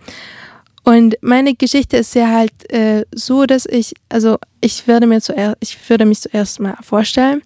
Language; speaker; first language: German; early bilingual, other home language; Arabic